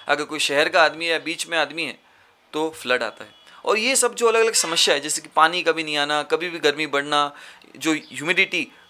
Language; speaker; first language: Hindi; native; Hindi